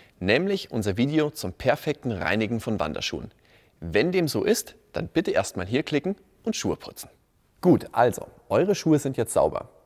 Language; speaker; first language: German; native; German